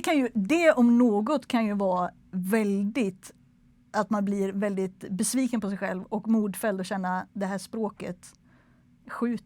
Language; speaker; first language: Swedish; native; Swedish